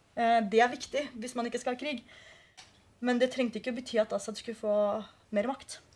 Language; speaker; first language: Norwegian; early bilingual, other home language; Kurdish